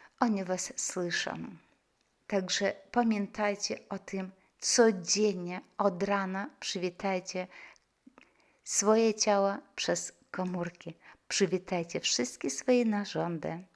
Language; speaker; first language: Polish; non-native, fluent; Russian